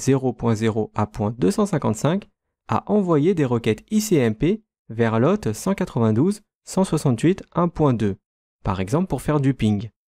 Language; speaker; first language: French; native; French